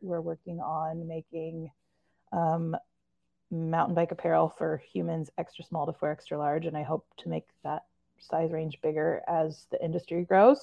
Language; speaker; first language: English; native; English